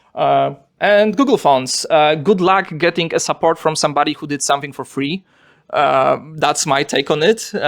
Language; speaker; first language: English; non-native, fluent; Polish